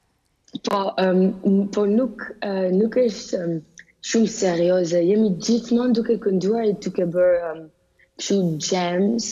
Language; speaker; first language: Albanian; early bilingual, heritage; Albanian